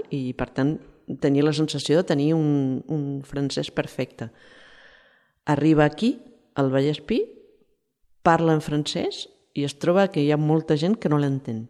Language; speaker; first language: Catalan; non-native, fluent; Spanish